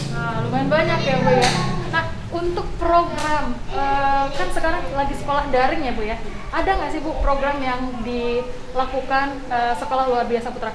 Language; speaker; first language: Indonesian; native; Indonesian